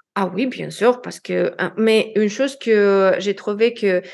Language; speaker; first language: French; non-native, learner; Russian